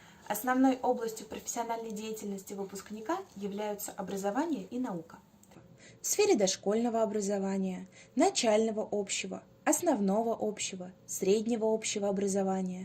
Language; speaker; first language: Russian; native; Russian